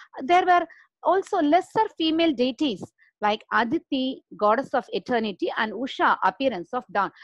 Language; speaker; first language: English; non-native, local second language; Tamil